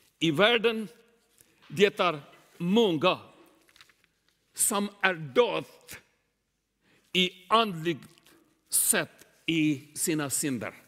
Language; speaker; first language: Swedish; non-native, learner; Urdu